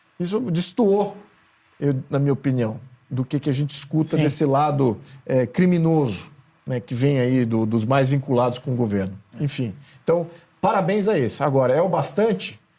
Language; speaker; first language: Portuguese; native; Portuguese